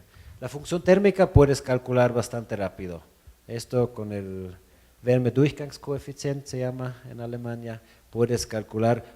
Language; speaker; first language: Spanish; non-native, fluent; German